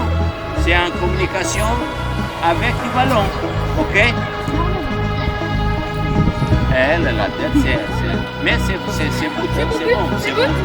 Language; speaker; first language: French; non-native, learner; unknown